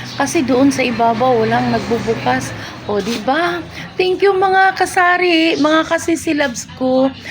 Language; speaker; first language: Filipino; non-native, local second language; Cebuano